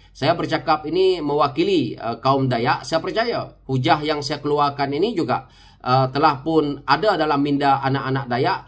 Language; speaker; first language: Malay; non-native, local second language; Iban